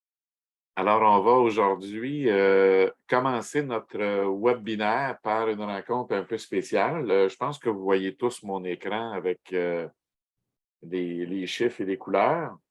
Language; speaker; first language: French; native; French